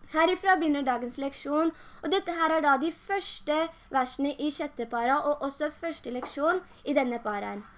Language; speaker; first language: Norwegian; early bilingual, other home language; Urdu